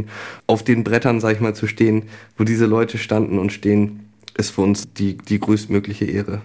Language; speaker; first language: German; native; German